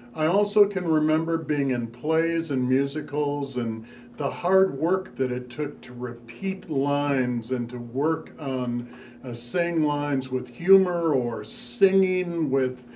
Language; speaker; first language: English; native; English